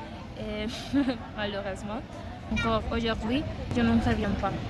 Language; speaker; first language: French; non-native, learner; Spanish